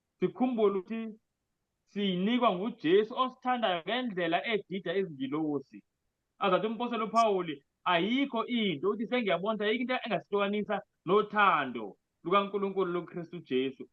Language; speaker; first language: Zulu; non-native, local second language; Xhosa